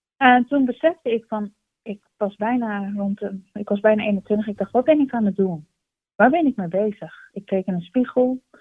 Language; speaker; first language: Dutch; early bilingual, other home language; Turkish